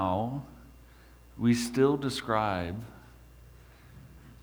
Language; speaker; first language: English; native; English